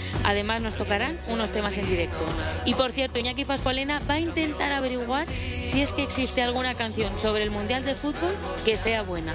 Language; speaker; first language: Spanish; native; Spanish